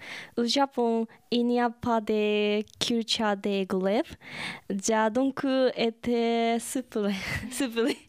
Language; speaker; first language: French; non-native, learner; Japanese